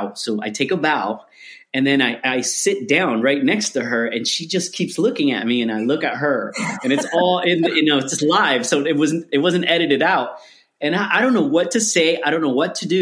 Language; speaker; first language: English; early bilingual, other home language; Spanish